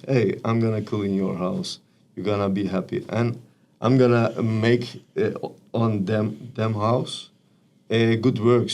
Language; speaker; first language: English; non-native, learner; Turkish